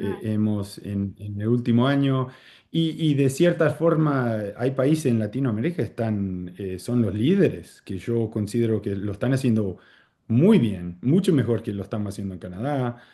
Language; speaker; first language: Spanish; early bilingual, heritage; Spanish